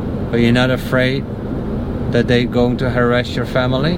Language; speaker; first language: English; non-native, fluent; Dutch